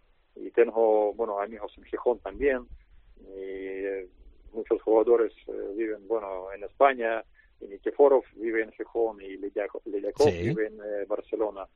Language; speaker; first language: Spanish; non-native, learner; Russian